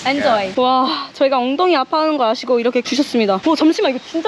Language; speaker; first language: Korean; native; Korean